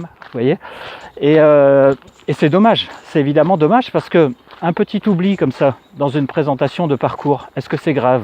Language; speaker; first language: French; native; French